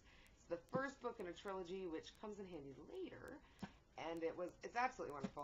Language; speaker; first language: English; native; English